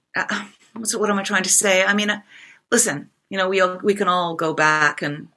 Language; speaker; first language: English; non-native, fluent; Japanese